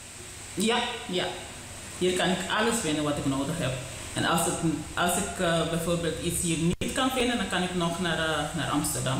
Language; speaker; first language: Dutch; non-native, local second language; Papiamento